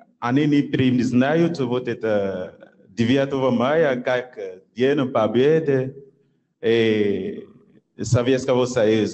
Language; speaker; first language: Russian; non-native, fluent; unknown